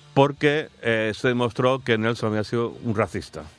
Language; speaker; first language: Spanish; non-native, fluent; English